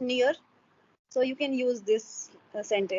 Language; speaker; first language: English; non-native, local second language; Hindi